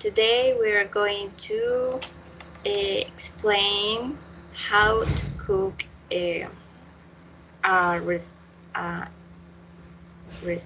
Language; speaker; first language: English; non-native, learner; Spanish